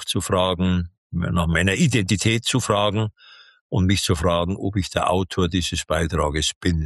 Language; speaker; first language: German; native; German